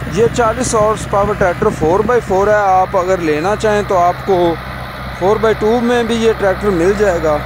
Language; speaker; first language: Urdu; non-native, local second language; Punjabi